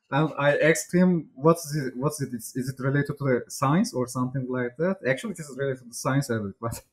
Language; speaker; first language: English; non-native, fluent; Turkish